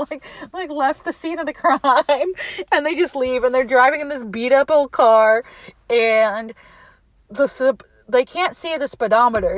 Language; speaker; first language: English; native; English